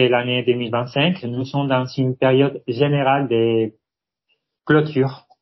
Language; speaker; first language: French; non-native, fluent; Spanish